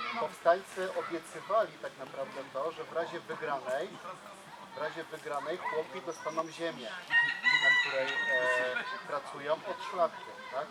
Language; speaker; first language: Polish; native; Polish